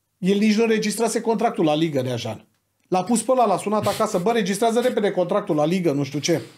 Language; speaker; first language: Romanian; native; Romanian